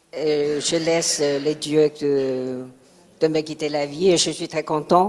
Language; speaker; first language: French; non-native, learner; Chinese